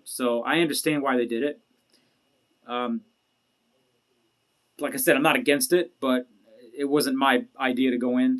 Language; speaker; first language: English; native; English